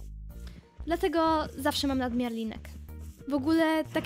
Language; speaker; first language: Polish; native; Polish